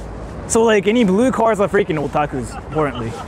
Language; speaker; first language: English; native; English